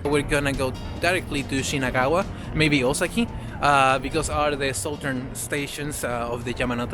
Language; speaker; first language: English; non-native, fluent; Spanish